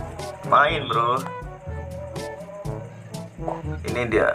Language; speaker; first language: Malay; non-native, local second language; Sasak